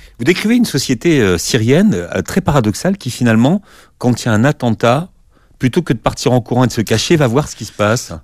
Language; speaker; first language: French; native; French